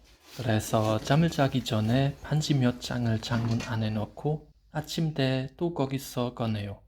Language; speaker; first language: Korean; non-native, fluent; German